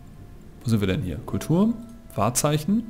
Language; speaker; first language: German; native; German